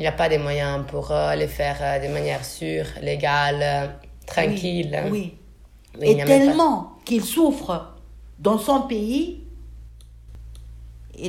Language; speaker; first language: French; non-native, local second language; Arabic